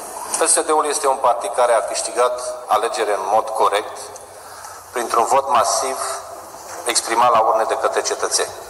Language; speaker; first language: Romanian; native; Romanian